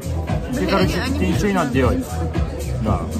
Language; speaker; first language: Russian; native; Russian